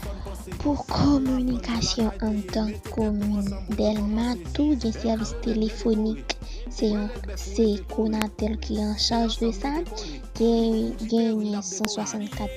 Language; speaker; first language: French; non-native, learner; Haitian Creole